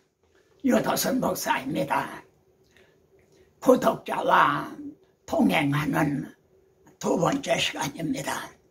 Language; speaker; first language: Korean; native; Korean